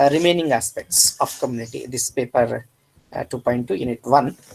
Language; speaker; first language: English; non-native, local second language; Kannada